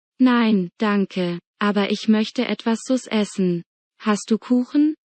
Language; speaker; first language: German; non-native, learner; Bangla